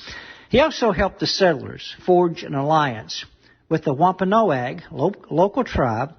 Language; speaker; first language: English; native; English